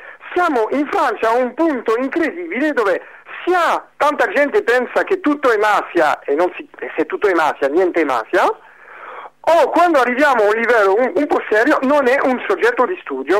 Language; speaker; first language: Italian; non-native, fluent; French